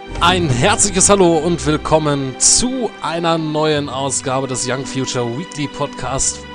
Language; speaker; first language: German; native; German